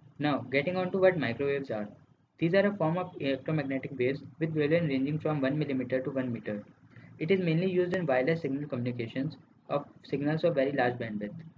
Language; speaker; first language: English; non-native, local second language; Hindi